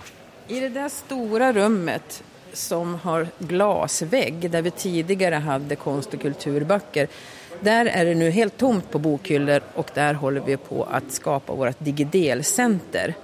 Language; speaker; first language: Swedish; native; Swedish